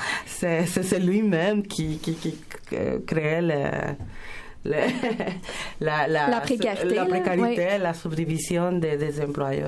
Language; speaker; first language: French; non-native, fluent; Spanish